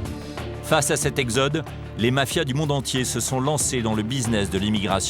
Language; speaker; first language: French; native; French